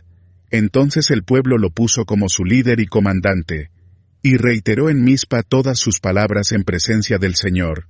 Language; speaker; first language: Spanish; native; Spanish